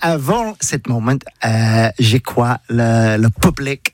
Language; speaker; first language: French; non-native, learner; English